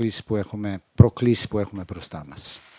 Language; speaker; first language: Greek; non-native, fluent; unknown